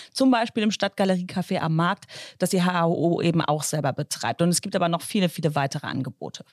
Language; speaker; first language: German; native; German